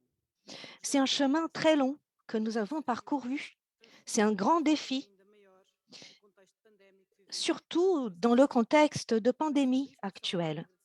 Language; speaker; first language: French; non-native, fluent; Portuguese